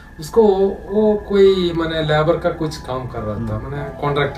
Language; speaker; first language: Hindi; non-native, local second language; Malayalam